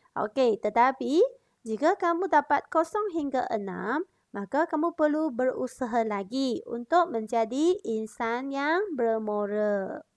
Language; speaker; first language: Malay; non-native, local second language; Chinese